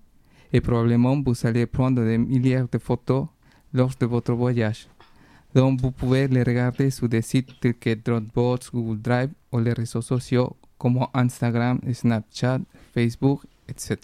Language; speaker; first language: French; non-native, learner; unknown